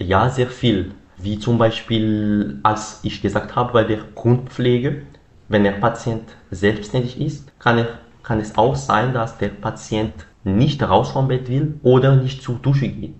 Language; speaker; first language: German; non-native, learner; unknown